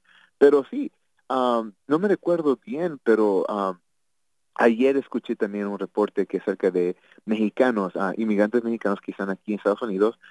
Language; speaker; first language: Spanish; early bilingual, heritage; Spanish